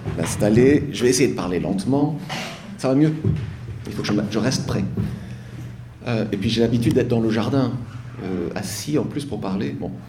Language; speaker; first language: French; non-native, fluent; English